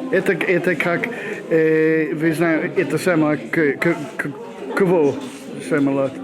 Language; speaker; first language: Russian; non-native, learner; English